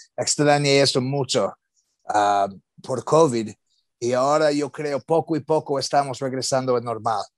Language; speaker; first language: Spanish; non-native, learner; English